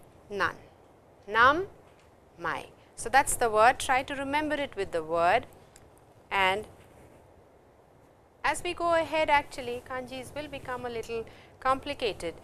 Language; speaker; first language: English; non-native, local second language; Hindi